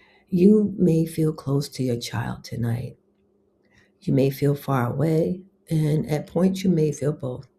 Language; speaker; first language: English; native; English